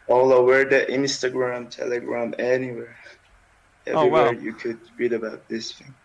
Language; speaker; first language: English; non-native, learner; Persian